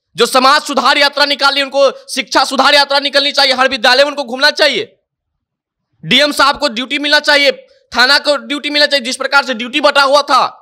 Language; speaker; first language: Hindi; native; Hindi